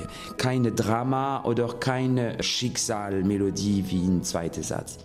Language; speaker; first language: German; non-native, fluent; French